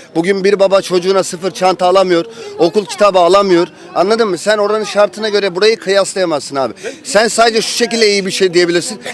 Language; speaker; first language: Turkish; native; Turkish